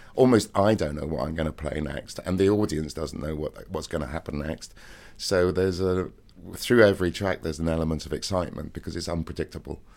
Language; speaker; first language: English; native; English